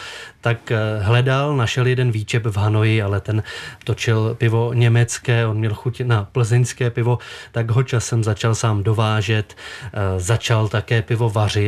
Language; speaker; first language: Czech; native; Czech